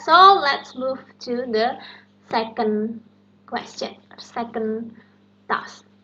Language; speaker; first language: English; non-native, fluent; Indonesian